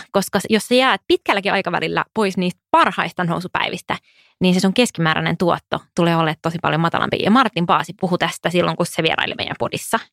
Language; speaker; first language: Finnish; non-native, local second language; Swedish